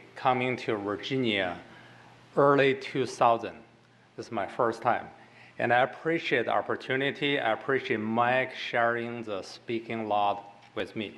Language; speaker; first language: English; non-native, fluent; Chinese